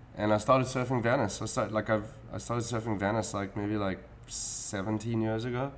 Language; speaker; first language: English; native; English